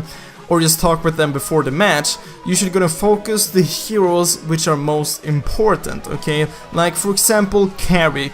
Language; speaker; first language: English; non-native, fluent; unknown